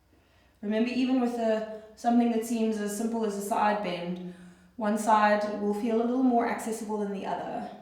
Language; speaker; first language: English; native; English